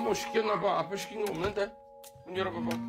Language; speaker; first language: Korean; non-native, fluent; English